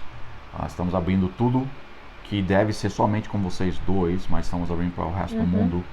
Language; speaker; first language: Portuguese; non-native, fluent; English